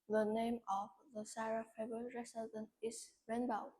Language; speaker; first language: English; non-native, learner; Vietnamese